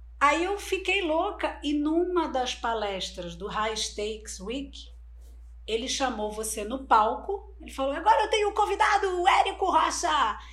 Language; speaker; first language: Portuguese; non-native, local second language; Spanish